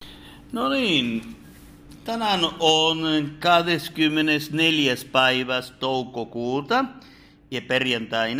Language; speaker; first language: Finnish; non-native, fluent; Spanish